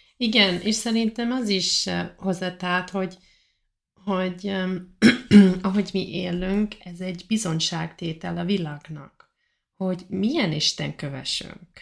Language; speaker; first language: Hungarian; non-native, learner; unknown